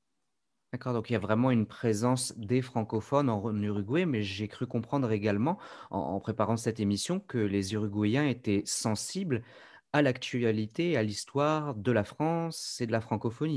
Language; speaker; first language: French; native; French